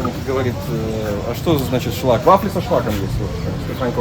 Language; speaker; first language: Russian; native; Russian